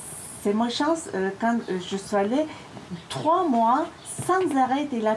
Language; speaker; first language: French; non-native, learner; Turkish